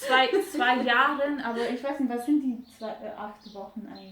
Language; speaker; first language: German; non-native, fluent; Romanian